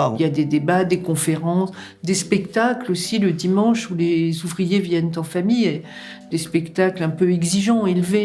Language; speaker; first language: French; native; French